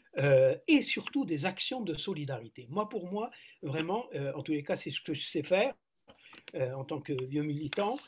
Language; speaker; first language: French; non-native, local second language; Arabic